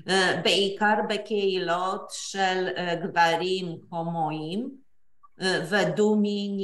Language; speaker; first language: Hebrew; non-native, fluent; Polish